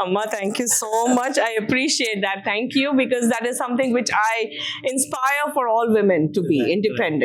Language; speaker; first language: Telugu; non-native, local second language; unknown